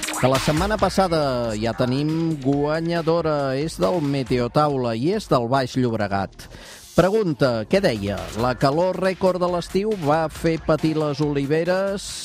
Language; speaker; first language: Catalan; native; Catalan